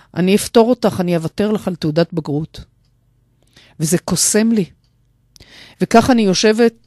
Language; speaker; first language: Hebrew; native; Hebrew